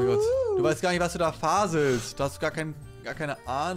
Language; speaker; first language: German; native; German